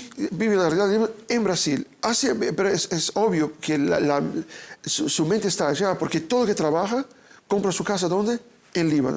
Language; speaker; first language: Spanish; non-native, fluent; Portuguese